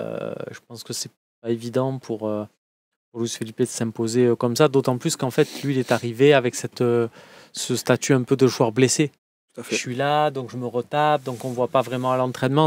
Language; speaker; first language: French; native; French